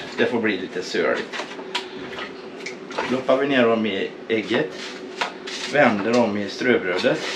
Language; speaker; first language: Swedish; native; Swedish